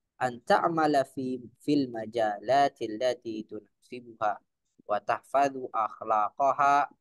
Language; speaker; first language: Arabic; non-native, fluent; Indonesian